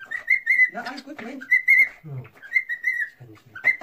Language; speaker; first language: German; early bilingual, other home language; Turkish